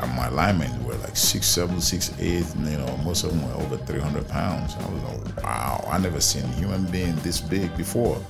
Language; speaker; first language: English; non-native, local second language; Igbo